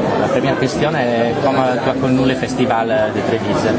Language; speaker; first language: French; non-native, fluent; Italian